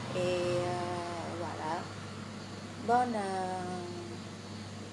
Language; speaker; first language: French; non-native, fluent; Vietnamese